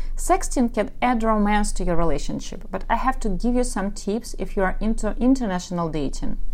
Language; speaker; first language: English; non-native, fluent; Russian